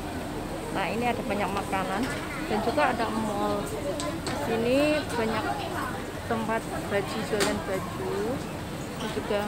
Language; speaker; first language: Indonesian; non-native, local second language; Javanese